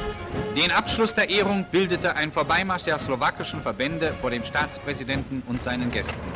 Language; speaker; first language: German; native; German